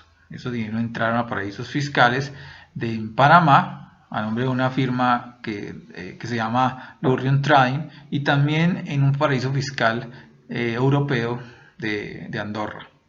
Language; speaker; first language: Spanish; native; Spanish